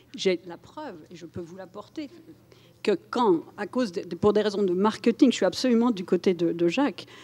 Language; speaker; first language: French; native; French